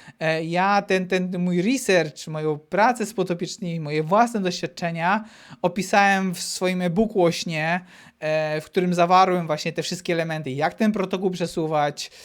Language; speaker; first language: Polish; native; Polish